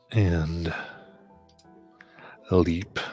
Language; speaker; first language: English; native; English